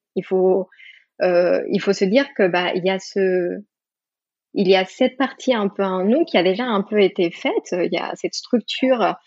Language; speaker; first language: French; non-native, fluent; Spanish